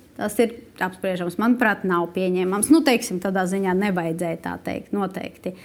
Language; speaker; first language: Latvian; non-native, local second language; Russian